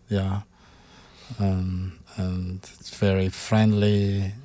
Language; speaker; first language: English; non-native, fluent; Malagasy